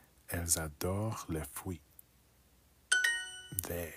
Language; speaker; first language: French; non-native, learner; English